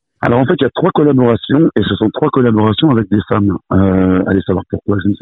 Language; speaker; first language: French; native; French